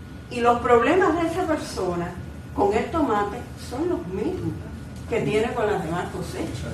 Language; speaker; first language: Spanish; native; Spanish